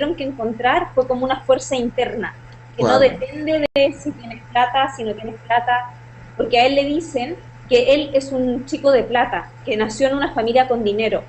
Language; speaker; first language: Spanish; native; Spanish